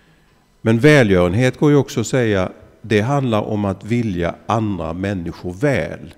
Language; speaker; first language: Swedish; native; Swedish